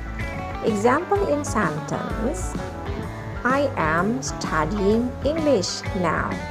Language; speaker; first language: English; non-native, learner; Indonesian